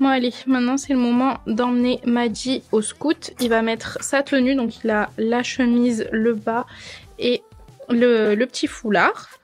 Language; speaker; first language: French; native; French